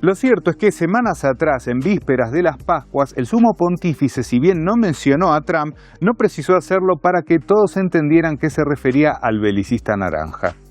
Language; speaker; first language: Spanish; native; Spanish